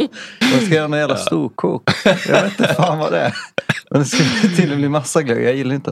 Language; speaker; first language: Swedish; native; Swedish